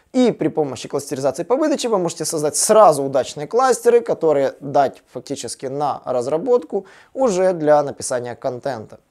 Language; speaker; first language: Russian; native; Russian